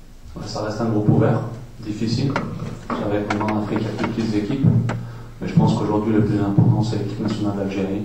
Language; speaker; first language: French; native; French